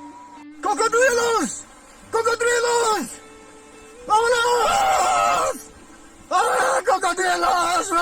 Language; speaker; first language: Spanish; non-native, learner; English